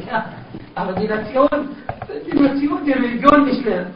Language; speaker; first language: German; non-native, fluent; Arabic